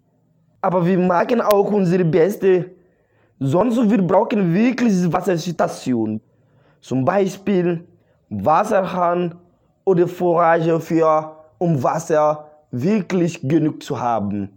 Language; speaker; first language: German; non-native, learner; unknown